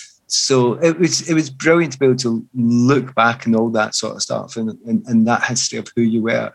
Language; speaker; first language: English; native; English